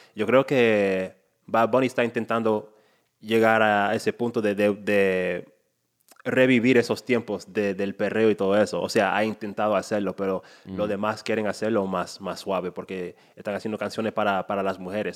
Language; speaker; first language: Spanish; non-native, fluent; English